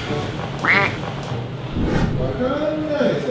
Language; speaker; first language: Japanese; non-native, learner; French